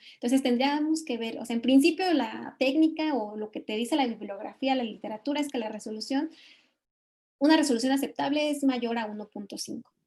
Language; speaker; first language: Spanish; native; Spanish